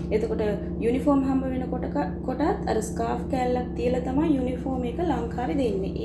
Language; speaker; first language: Sinhala; non-native, local second language; Tamil